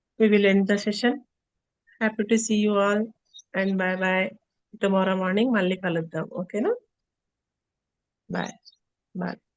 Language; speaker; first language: Telugu; native; Telugu